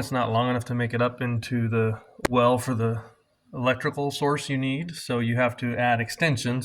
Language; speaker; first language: English; native; English